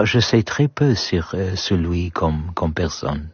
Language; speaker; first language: French; non-native, fluent; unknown